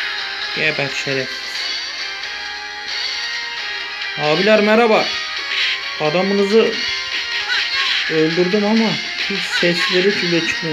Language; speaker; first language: Turkish; native; Turkish